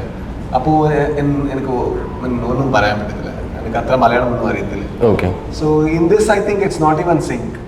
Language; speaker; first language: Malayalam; non-native, learner; Kannada